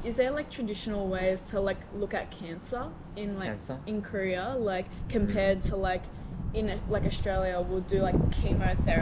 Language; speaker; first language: English; non-native, fluent; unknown